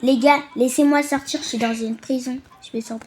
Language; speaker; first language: French; native; French